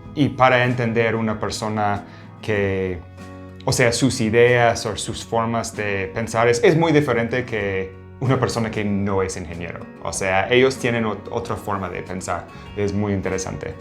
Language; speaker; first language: Spanish; non-native, fluent; English